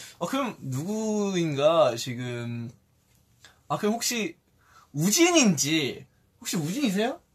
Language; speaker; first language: Korean; early bilingual, heritage; Korean